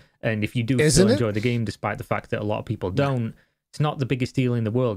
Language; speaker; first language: English; native; English